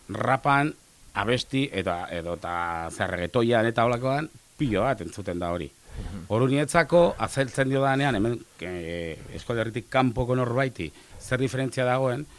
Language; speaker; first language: Basque; non-native, local second language; Spanish